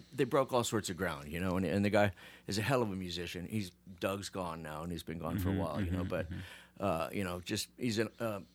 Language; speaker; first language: English; native; English